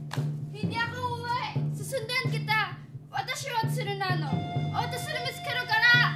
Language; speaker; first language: Japanese; non-native, learner; Filipino